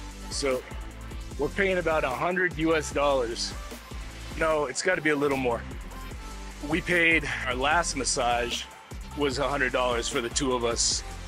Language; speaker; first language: English; native; English